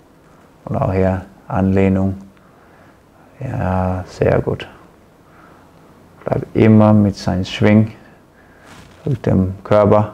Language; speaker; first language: German; non-native, fluent; Danish